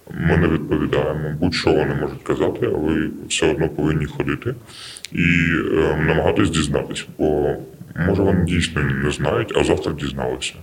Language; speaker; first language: Ukrainian; non-native, local second language; Russian